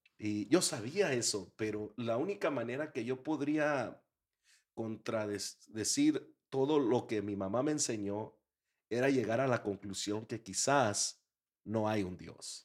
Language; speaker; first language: Spanish; early bilingual, heritage; Spanish